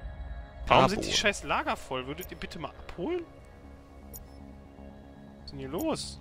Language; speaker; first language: German; native; German